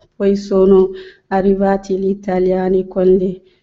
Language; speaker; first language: Italian; non-native, learner; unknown